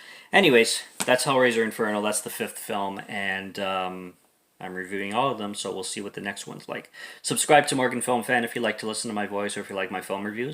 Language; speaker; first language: English; native; English